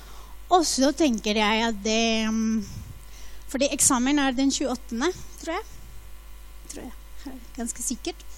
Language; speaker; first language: Norwegian; non-native, fluent; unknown